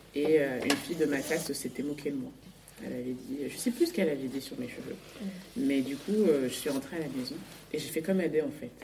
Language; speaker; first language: French; native; French